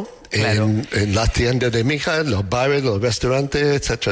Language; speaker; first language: Spanish; non-native, fluent; English